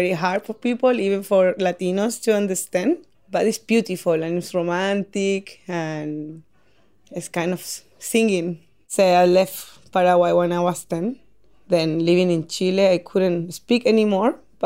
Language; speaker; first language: English; non-native, fluent; Spanish